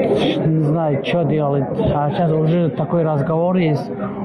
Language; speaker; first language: Russian; non-native, learner; Tajik